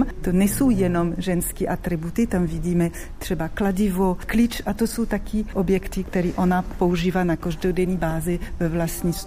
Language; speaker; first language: Czech; non-native, fluent; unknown